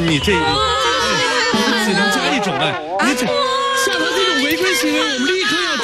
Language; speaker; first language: Chinese; native; Chinese